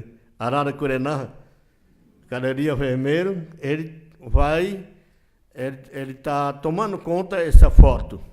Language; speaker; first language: Portuguese; non-native, local second language; Yanomámi